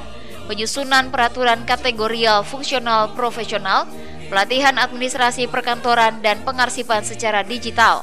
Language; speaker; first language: Indonesian; native; Indonesian